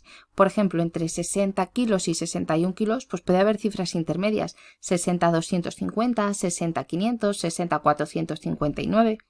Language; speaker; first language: Spanish; native; Spanish